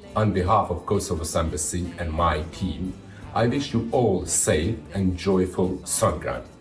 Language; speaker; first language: English; non-native, fluent; Albanian